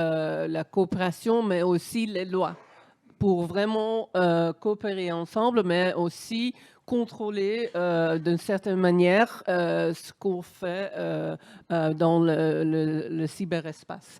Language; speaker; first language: French; non-native, fluent; Dutch